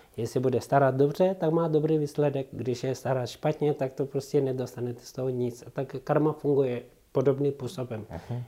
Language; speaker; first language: Czech; non-native, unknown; Tibetan